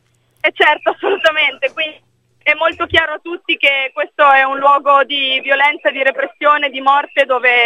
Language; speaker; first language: Italian; native; Italian